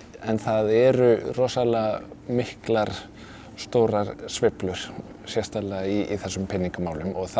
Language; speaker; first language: Icelandic; non-native, fluent; Danish